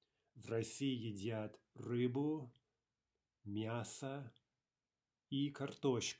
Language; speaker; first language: Russian; non-native, fluent; English